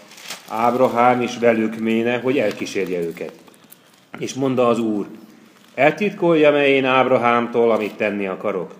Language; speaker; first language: Hungarian; native; Hungarian